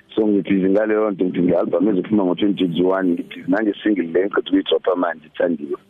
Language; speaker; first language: Zulu; native; Zulu